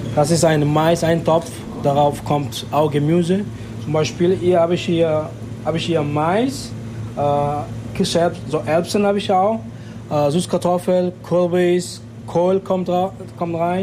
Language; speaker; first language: German; non-native, fluent; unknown